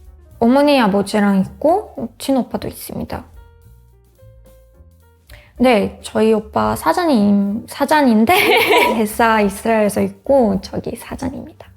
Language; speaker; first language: Korean; non-native, learner; Hebrew